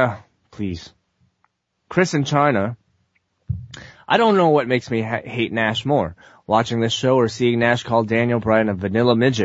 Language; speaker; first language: English; native; English